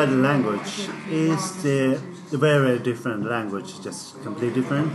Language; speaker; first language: English; non-native, learner; Chinese